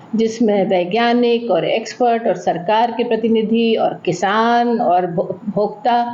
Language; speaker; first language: Hindi; native; Hindi